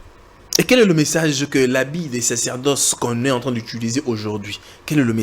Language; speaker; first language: French; non-native, local second language; Lingala